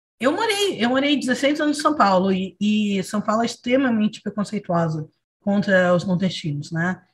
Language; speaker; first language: Portuguese; early bilingual, other home language; Spanish